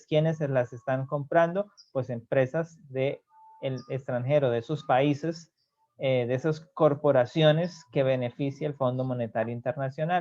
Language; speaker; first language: Spanish; native; Spanish